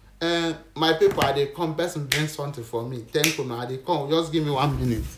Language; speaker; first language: Nigerian Pidgin; native; Nigerian Pidgin